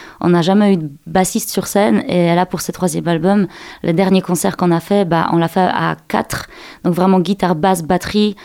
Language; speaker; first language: French; non-native, fluent; Polish